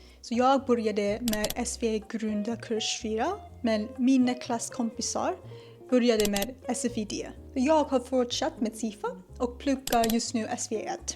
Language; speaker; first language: Swedish; non-native, learner; Japanese